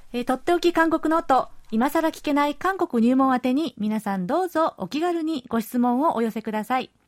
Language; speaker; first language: Japanese; native; Japanese